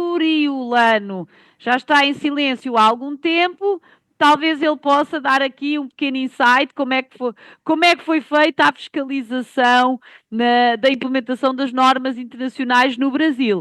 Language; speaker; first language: Portuguese; native; Portuguese